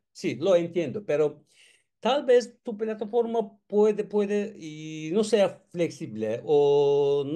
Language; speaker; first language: Spanish; non-native, learner; Turkish